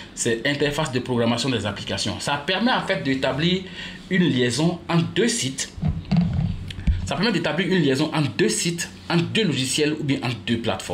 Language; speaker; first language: French; native; French